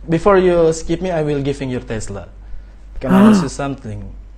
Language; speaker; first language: English; non-native, learner; Indonesian